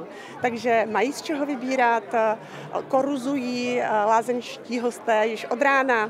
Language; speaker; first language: Czech; native; Czech